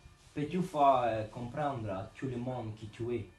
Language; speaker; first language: French; non-native, learner; Italian